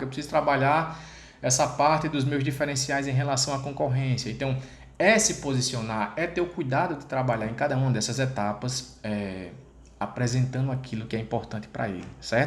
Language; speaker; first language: Portuguese; native; Portuguese